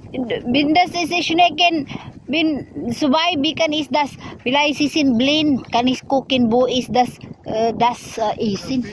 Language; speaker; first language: German; non-native, learner; Cebuano